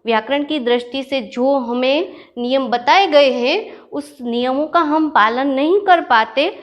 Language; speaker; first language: Hindi; non-native, local second language; Gujarati